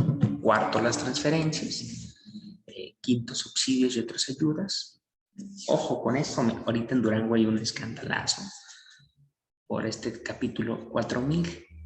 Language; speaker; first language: Spanish; native; Spanish